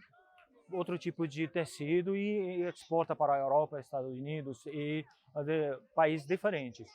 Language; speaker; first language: Portuguese; non-native, fluent; Punjabi